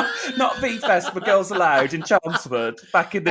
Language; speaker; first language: English; native; English